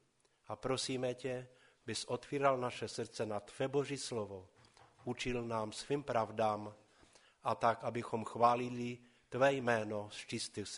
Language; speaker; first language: Czech; non-native, local second language; Polish